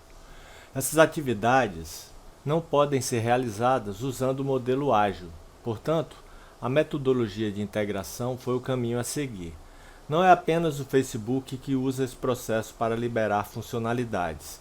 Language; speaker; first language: Portuguese; native; Portuguese